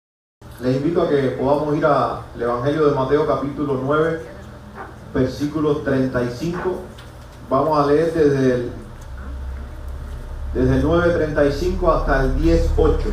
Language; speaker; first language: Spanish; native; Spanish